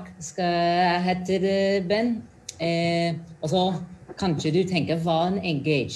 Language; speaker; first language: Norwegian; non-native, fluent; English